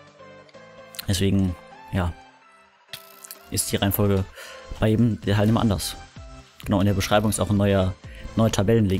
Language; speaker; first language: German; native; German